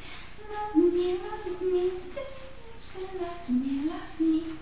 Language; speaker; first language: English; non-native, learner; Russian